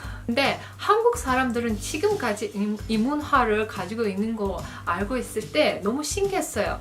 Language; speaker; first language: Korean; non-native, fluent; Azerbaijani